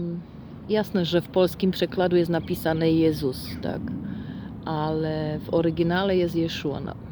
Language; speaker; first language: Polish; non-native, fluent; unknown